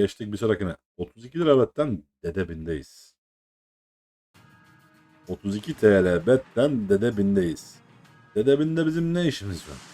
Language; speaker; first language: Turkish; native; Turkish